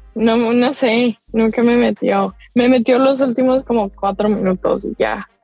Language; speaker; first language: Spanish; early bilingual, other home language; English